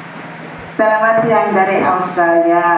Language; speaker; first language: Indonesian; non-native, fluent; English